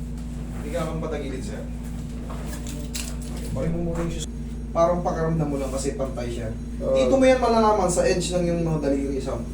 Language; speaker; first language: Filipino; native; Filipino